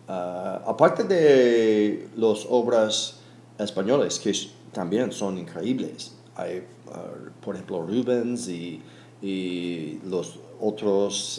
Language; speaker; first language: Spanish; non-native, fluent; English